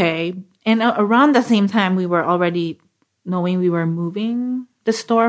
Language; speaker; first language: English; non-native, local second language; Filipino